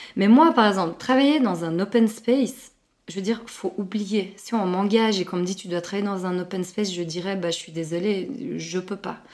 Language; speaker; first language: French; early bilingual, other home language; Arabic